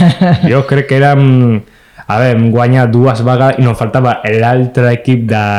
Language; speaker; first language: Catalan; non-native, local second language; Spanish